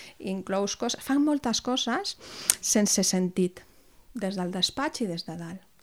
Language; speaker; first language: Catalan; non-native, local second language; Spanish